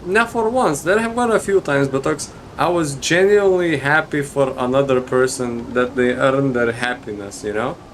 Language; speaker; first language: English; non-native, fluent; Lithuanian